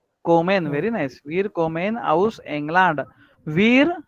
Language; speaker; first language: German; non-native, learner; Marathi